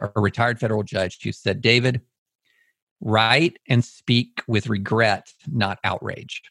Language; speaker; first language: English; native; English